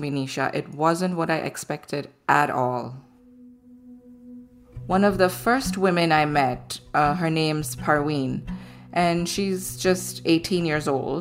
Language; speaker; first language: English; non-native, local second language; Gujarati